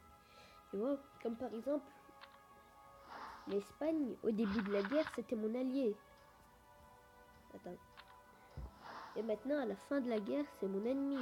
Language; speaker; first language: French; native; French